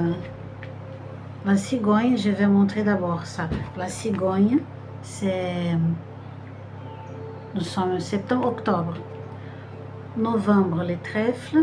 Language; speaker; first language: French; non-native, fluent; Portuguese